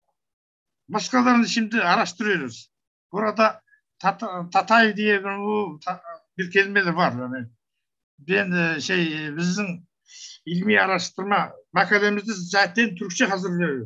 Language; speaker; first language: Turkish; non-native, learner; Kazakh